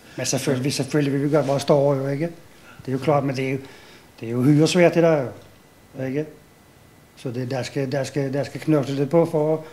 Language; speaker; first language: Danish; native; Danish